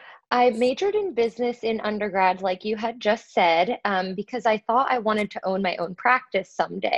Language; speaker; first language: English; native; English